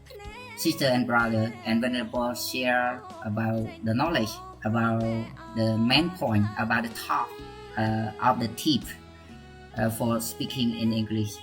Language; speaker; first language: English; non-native, learner; Khmer